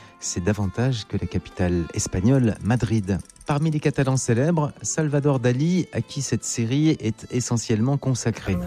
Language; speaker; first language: French; native; French